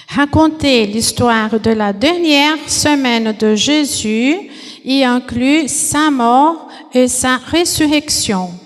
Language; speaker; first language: French; non-native, fluent; Portuguese